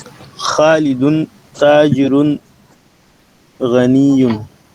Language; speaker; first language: Arabic; non-native, learner; French